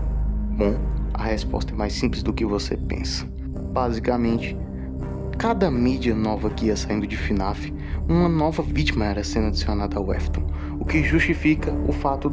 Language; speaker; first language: Portuguese; native; Portuguese